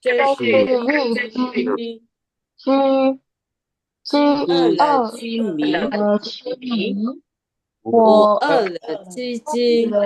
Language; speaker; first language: Chinese; non-native, learner; Burmese